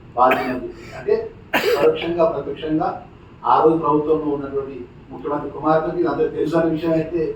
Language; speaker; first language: Telugu; native; Telugu